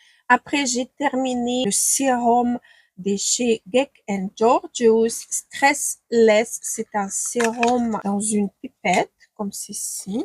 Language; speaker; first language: French; non-native, fluent; Ukrainian